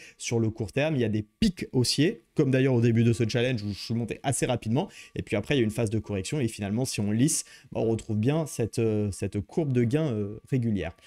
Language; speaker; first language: French; native; French